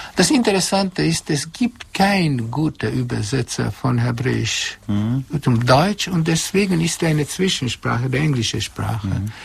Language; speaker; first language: German; non-native, fluent; Hungarian